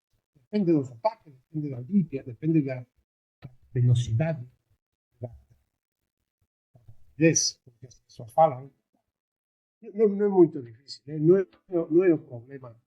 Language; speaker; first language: Portuguese; non-native, learner; Spanish